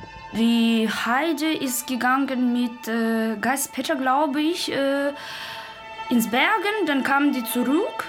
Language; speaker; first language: German; non-native, learner; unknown